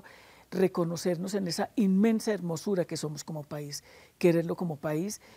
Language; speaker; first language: Spanish; native; Spanish